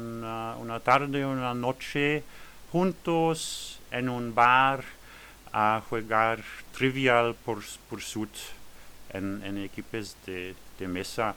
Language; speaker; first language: Spanish; non-native, learner; French